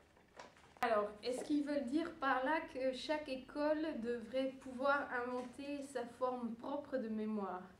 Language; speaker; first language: French; early bilingual, other home language; Dutch